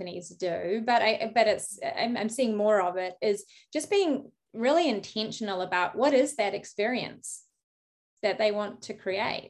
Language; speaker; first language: English; native; English